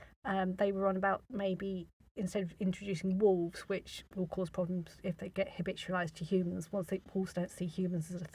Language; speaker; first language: English; native; English